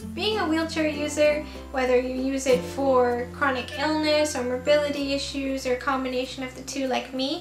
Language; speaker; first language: English; native; English